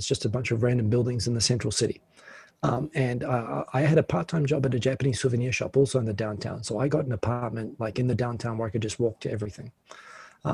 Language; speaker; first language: English; native; English